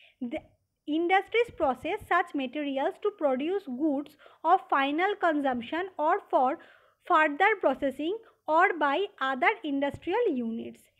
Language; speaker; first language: English; non-native, local second language; Bangla